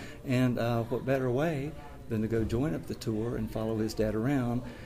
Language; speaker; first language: English; native; English